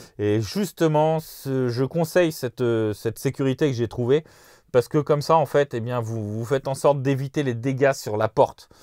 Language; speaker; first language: French; native; French